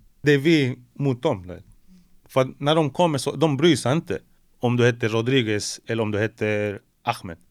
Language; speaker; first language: Swedish; early bilingual, other home language; Spanish